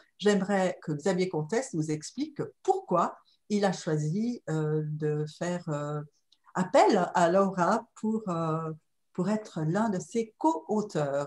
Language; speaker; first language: French; native; French